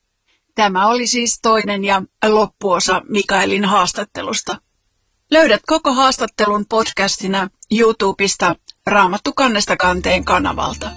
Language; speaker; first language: Finnish; native; Finnish